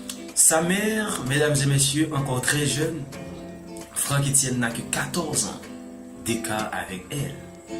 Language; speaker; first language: French; non-native, local second language; Haitian Creole